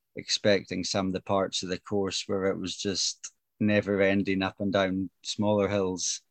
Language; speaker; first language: English; native; English